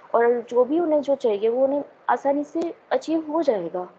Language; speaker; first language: Hindi; native; Hindi